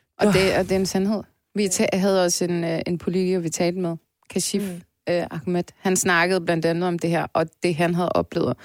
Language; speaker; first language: Danish; early bilingual, other home language; Turkish